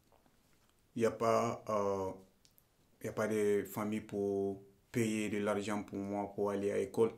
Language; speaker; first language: French; non-native, learner; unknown